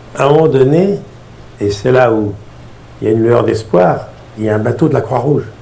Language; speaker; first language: French; native; French